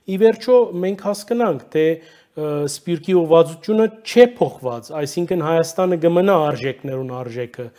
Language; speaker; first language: Armenian; early bilingual, heritage; Armenian